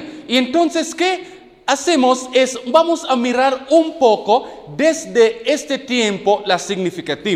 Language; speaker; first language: Spanish; non-native, fluent; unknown